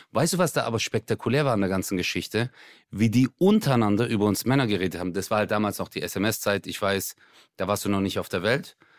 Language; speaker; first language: German; early bilingual, other home language; Turkish